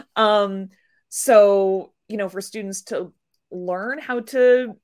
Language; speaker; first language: English; native; English